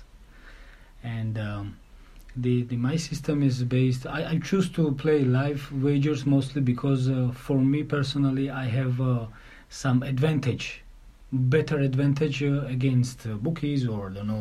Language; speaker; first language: English; non-native, learner; Georgian